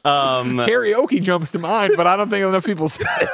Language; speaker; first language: English; native; English